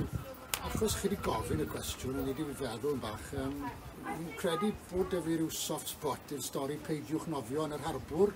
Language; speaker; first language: Welsh; native; Welsh